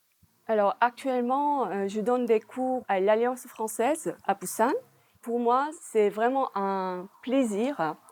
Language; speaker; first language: French; non-native, fluent; Korean